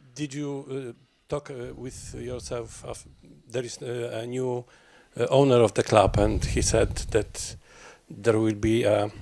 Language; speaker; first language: English; non-native, learner; Polish